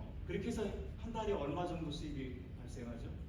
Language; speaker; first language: Korean; native; Korean